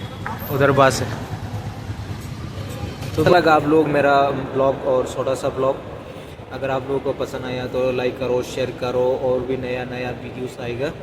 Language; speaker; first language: Hindi; non-native, local second language; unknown